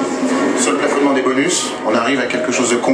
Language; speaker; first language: French; native; French